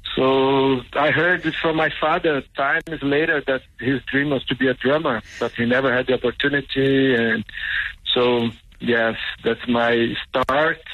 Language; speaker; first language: English; non-native, fluent; Portuguese